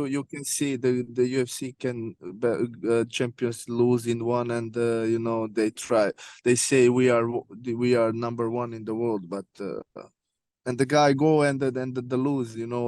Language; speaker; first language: English; non-native, learner; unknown